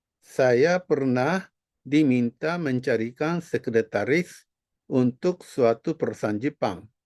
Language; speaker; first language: Indonesian; non-native, fluent; Japanese